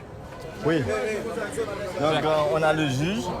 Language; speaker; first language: French; non-native, local second language; Haitian Creole